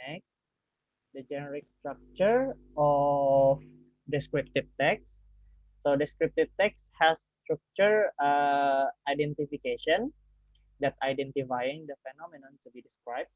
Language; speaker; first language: English; non-native, learner; Indonesian